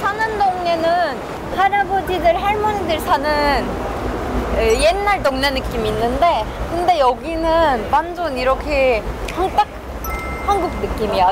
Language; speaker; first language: Korean; non-native, learner; Turkish